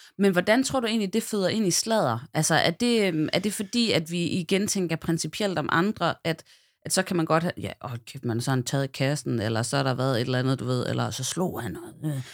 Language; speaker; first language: Danish; native; Danish